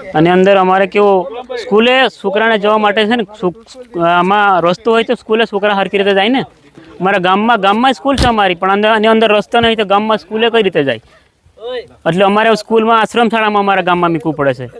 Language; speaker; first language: Gujarati; non-native, local second language; Rathawi